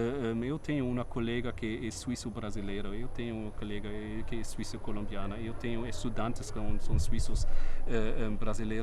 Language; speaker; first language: Portuguese; non-native, fluent; German